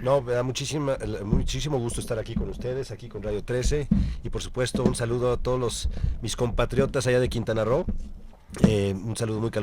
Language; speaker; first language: Spanish; native; Spanish